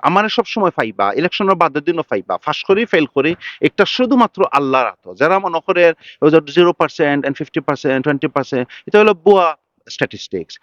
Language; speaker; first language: Bangla; early bilingual, heritage; Bangla